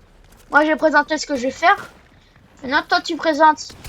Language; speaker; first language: French; native; French